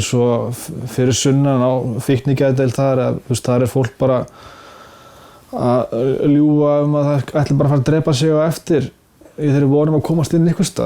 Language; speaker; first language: Icelandic; native; Icelandic